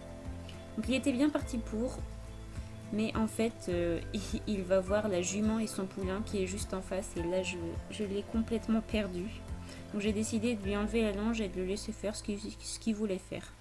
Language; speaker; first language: French; native; French